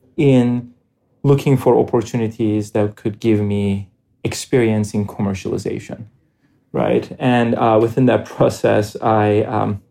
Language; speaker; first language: English; non-native, fluent; Greek